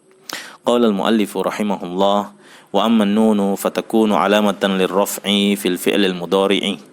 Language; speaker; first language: Arabic; non-native, fluent; Indonesian